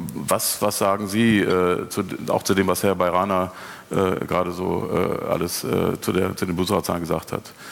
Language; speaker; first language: German; native; German